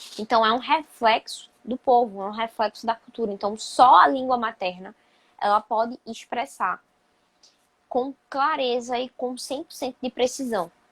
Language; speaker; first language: Portuguese; native; Portuguese